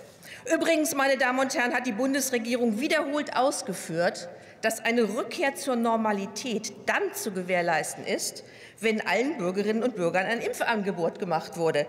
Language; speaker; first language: German; native; German